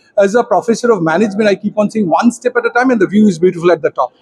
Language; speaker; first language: English; non-native, local second language; Bangla